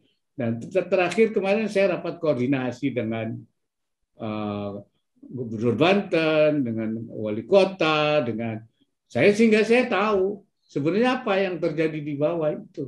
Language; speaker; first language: Indonesian; native; Indonesian